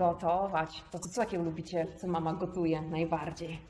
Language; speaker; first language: Polish; native; Polish